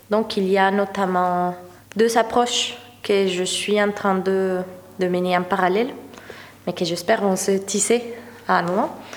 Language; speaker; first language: French; non-native, fluent; Spanish